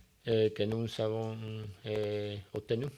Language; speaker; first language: French; non-native, learner; Spanish